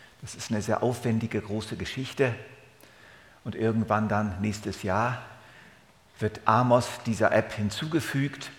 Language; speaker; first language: German; native; German